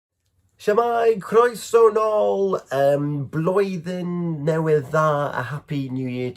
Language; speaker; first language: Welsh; non-native, learner; English